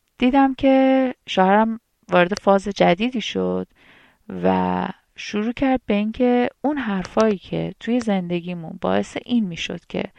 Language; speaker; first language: Persian; native; Persian